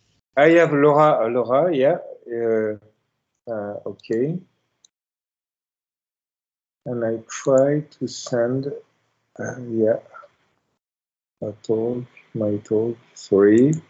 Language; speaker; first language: English; non-native, learner; French